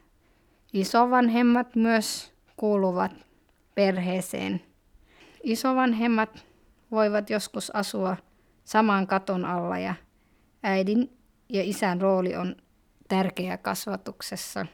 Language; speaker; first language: Finnish; early bilingual, other home language; Somali